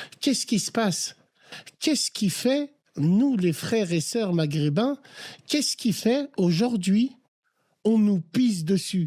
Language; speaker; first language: French; early bilingual, other home language; Arabic